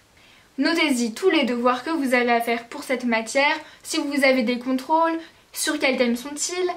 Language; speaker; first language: French; native; French